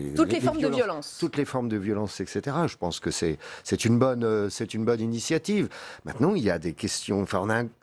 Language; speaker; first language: French; native; French